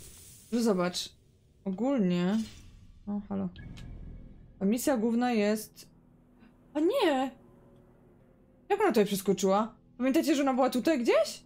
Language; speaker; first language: Polish; native; Polish